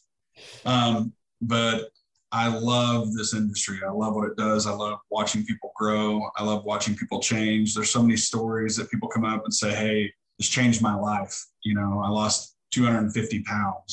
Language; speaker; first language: English; native; English